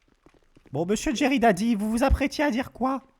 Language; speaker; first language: French; native; French